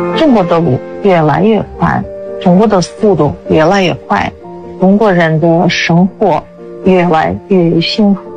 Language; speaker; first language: Chinese; non-native, fluent; Russian